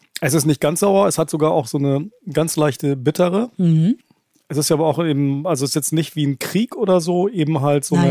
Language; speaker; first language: German; native; German